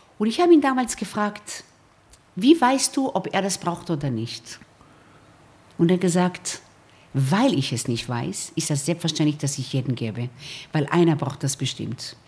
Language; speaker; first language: German; early bilingual, other home language; Romanian